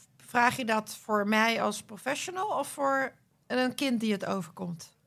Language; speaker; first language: Dutch; early bilingual, other home language; Croatian